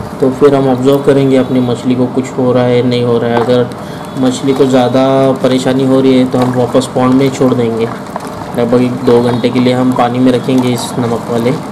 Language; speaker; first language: Hindi; non-native, local second language; Marathi